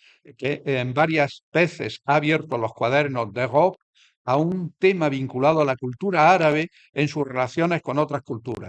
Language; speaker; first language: Spanish; native; Spanish